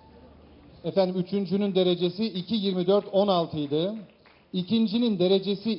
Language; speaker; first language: Turkish; native; Turkish